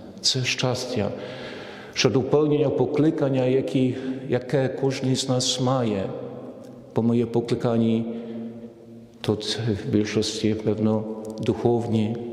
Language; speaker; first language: Polish; non-native, learner; Ukrainian